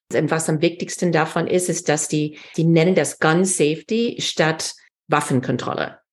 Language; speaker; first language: German; non-native, fluent; English